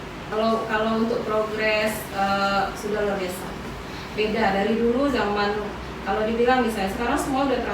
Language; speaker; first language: Indonesian; non-native, local second language; Minangkabau